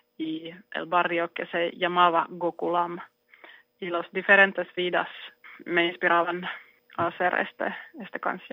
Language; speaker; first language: Spanish; non-native, learner; Finnish